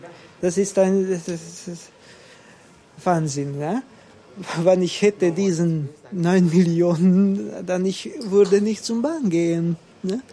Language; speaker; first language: German; non-native, learner; Hungarian